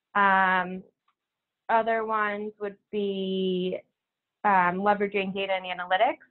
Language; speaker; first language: English; native; English